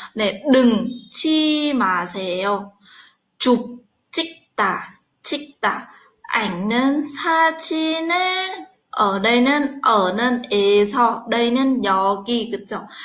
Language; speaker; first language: Korean; non-native, fluent; Vietnamese